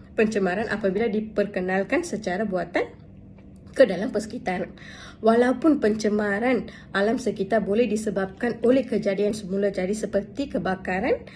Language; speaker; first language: Malay; non-native, local second language; Tamil